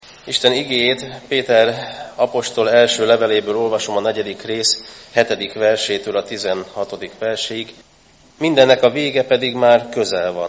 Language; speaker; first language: Hungarian; native; Hungarian